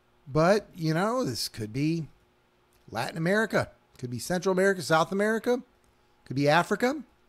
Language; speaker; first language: English; native; English